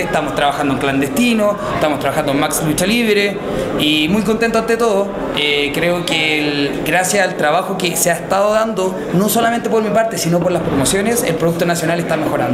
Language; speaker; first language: Spanish; native; Spanish